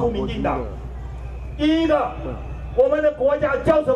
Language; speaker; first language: Chinese; native; Chinese